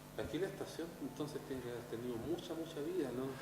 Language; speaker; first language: Spanish; native; Spanish